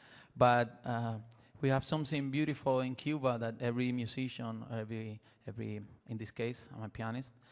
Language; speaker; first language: English; non-native, learner; Spanish